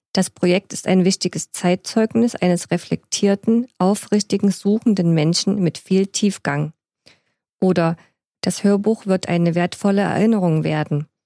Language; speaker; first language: German; native; German